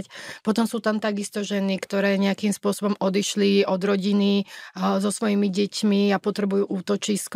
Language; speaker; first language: Slovak; native; Slovak